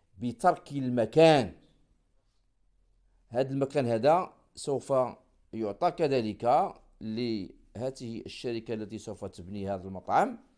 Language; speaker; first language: Arabic; native; Arabic